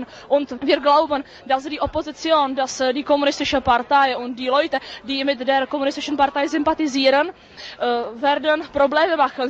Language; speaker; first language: German; non-native, fluent; Czech